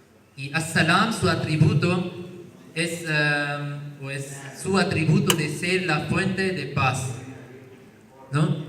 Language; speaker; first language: Spanish; non-native, learner; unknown